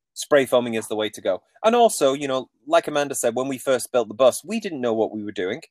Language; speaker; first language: English; native; English